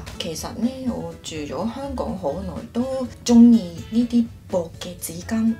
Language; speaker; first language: Cantonese; non-native, fluent; Japanese